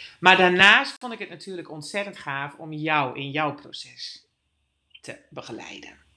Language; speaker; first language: Dutch; native; Dutch